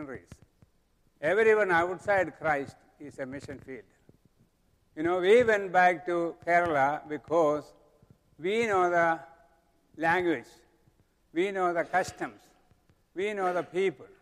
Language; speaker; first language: English; non-native, local second language; Malayalam